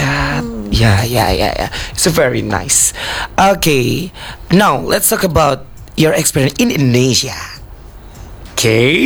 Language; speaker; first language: English; non-native, learner; Indonesian